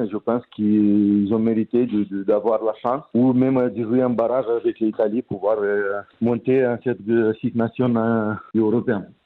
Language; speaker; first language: French; non-native, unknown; Romanian